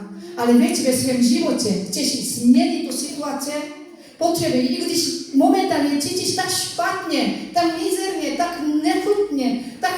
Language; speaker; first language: Czech; non-native, fluent; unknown